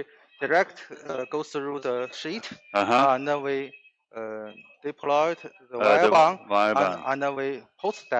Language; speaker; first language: English; non-native, learner; Chinese